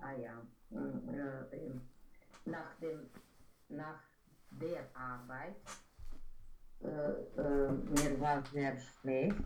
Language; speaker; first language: German; non-native, learner; Romanian